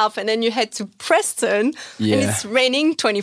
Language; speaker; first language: English; non-native, fluent; French